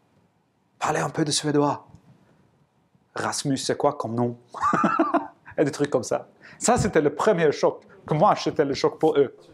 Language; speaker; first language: French; non-native, learner; Swedish